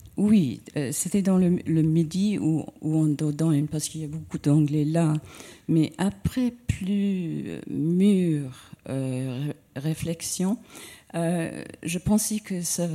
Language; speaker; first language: French; non-native, fluent; English